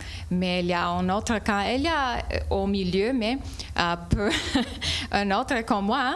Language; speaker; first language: French; non-native, fluent; English